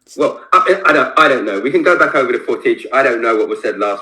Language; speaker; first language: English; native; English